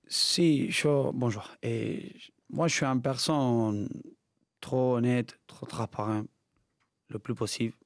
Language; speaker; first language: French; non-native, learner; Spanish